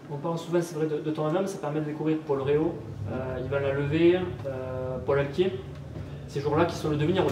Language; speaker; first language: French; native; French